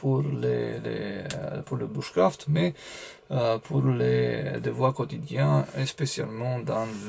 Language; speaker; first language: French; non-native, learner; Romanian